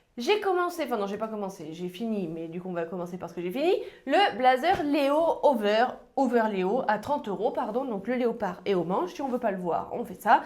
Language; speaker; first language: French; native; French